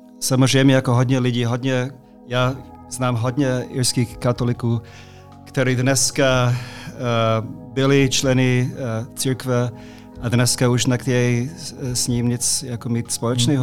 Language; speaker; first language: Czech; non-native, fluent; English